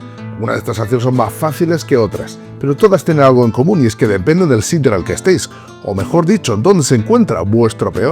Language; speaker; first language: Spanish; native; Spanish